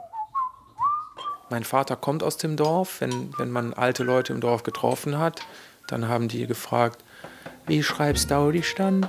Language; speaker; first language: German; native; German